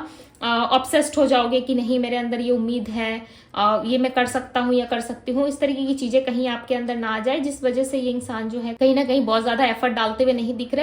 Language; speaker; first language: Hindi; native; Hindi